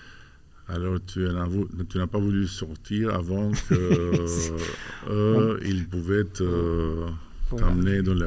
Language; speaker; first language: French; non-native, fluent; Albanian